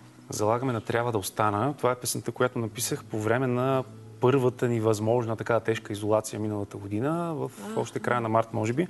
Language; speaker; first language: Bulgarian; native; Bulgarian